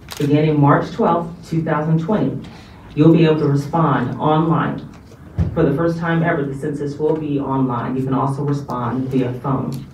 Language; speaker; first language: English; native; English